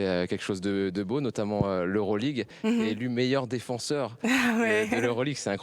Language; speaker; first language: French; native; French